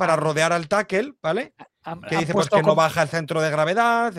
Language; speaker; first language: Spanish; native; Spanish